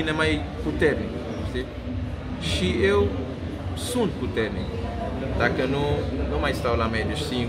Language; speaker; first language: Romanian; non-native, learner; Kabuverdianu